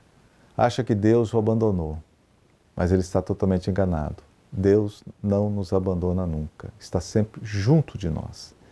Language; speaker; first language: Portuguese; native; Portuguese